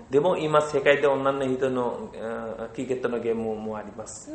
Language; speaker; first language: Japanese; non-native, learner; Bangla